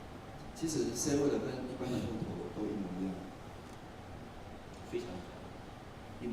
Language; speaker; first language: Chinese; native; Chinese